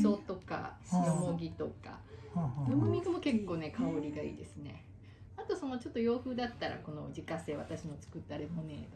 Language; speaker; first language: Japanese; native; Japanese